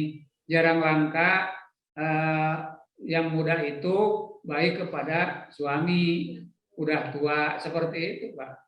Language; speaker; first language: Indonesian; non-native, local second language; Sundanese